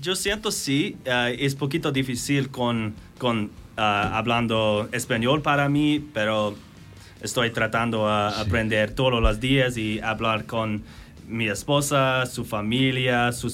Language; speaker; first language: Spanish; non-native, learner; English